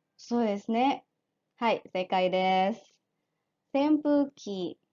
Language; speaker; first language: Japanese; non-native, fluent; Indonesian